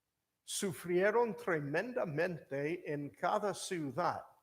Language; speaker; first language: Spanish; non-native, fluent; English